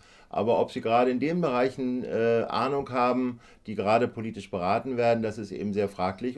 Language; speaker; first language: German; native; German